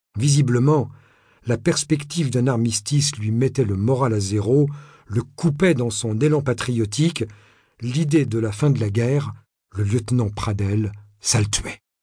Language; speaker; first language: French; native; French